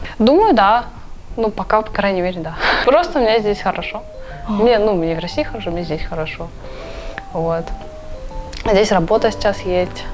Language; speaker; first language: Russian; native; Russian